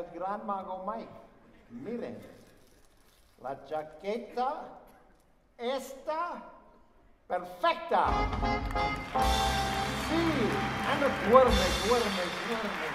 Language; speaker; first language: Spanish; non-native, learner; English